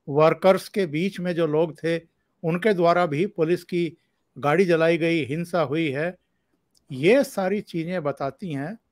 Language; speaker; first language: Hindi; native; Hindi